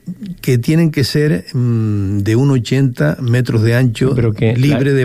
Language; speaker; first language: Spanish; native; Spanish